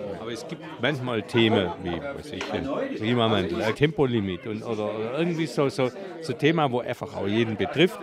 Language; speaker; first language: German; native; German